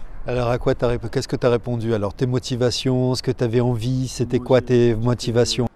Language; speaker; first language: French; native; French